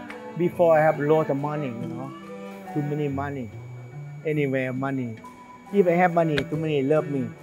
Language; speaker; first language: English; non-native, learner; Thai